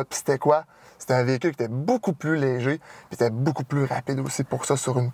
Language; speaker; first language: French; native; French